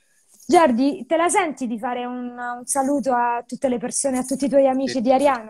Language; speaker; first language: Italian; native; Italian